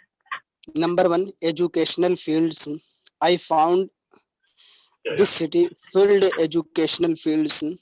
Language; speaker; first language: English; non-native, learner; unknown